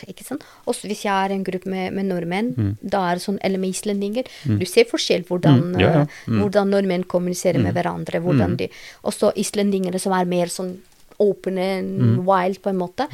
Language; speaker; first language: Norwegian; non-native, learner; Albanian